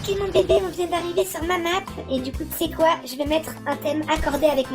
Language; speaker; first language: French; native; French